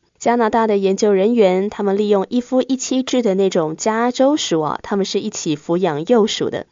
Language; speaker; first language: Chinese; native; Chinese